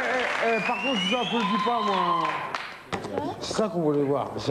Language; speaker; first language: French; native; French